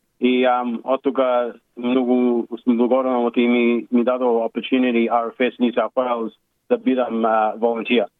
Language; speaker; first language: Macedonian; early bilingual, heritage; Macedonian